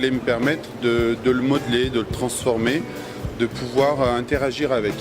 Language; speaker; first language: French; native; French